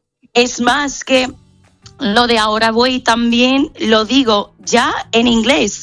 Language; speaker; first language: Spanish; non-native, fluent; English